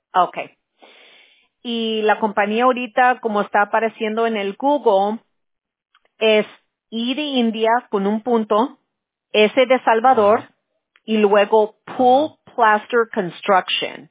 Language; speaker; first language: Spanish; early bilingual, heritage; Spanish